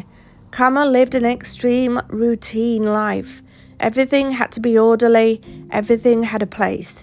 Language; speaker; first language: English; native; English